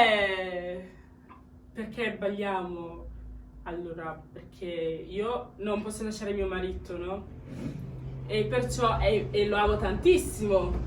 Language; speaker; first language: Italian; early bilingual, other home language; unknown